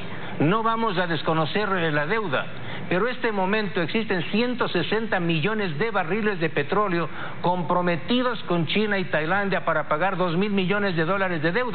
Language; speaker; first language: Spanish; native; Spanish